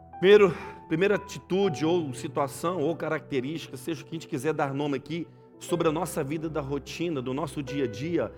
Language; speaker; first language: Portuguese; native; Portuguese